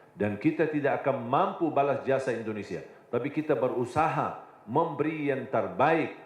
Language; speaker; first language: Indonesian; non-native, fluent; Arabic